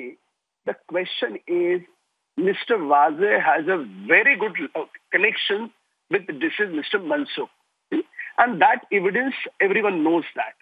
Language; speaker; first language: English; non-native, local second language; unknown